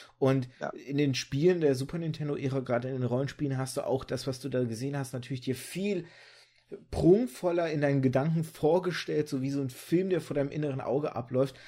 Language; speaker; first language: German; early bilingual, other home language; Russian